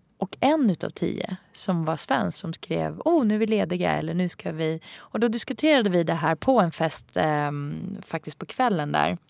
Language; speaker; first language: Swedish; early bilingual, other home language; Arabic